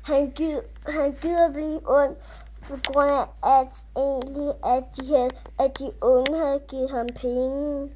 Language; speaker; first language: Danish; early bilingual, other home language; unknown